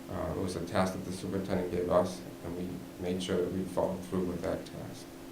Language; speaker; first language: English; native; English